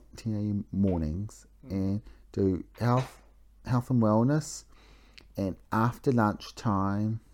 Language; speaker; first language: English; native; English